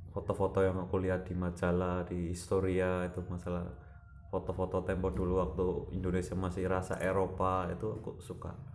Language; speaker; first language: Indonesian; non-native, local second language; Javanese